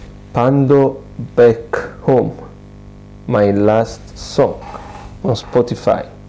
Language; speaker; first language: English; non-native, learner; Italian